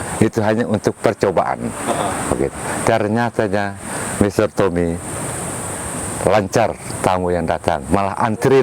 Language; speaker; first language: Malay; non-native, local second language; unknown